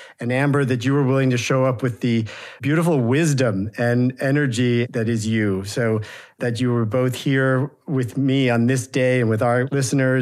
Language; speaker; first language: English; native; English